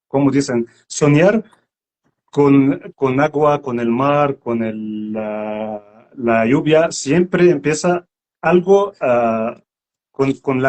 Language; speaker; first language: Spanish; non-native, learner; Arabic